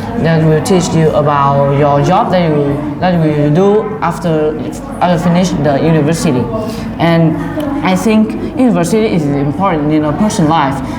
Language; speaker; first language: English; non-native, learner; Vietnamese